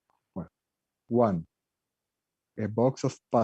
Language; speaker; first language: English; non-native, learner; Spanish